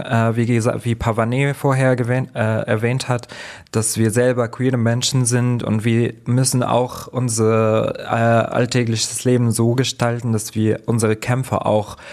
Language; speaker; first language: German; non-native, fluent; Arabic